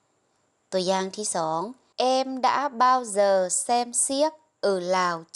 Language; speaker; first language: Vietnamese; non-native, fluent; Lao